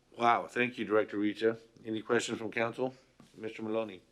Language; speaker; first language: English; early bilingual, other home language; Spanish